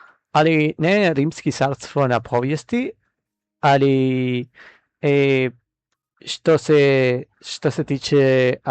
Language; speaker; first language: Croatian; non-native, learner; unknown